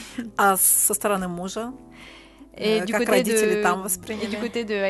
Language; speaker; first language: Russian; native; Russian